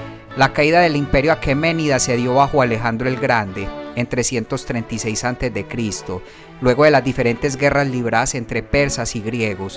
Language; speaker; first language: Spanish; native; Spanish